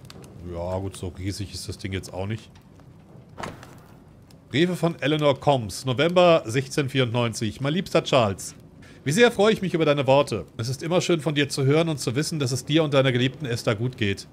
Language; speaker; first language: German; native; German